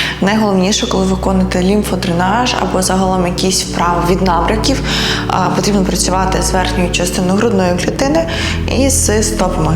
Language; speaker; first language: Ukrainian; native; Ukrainian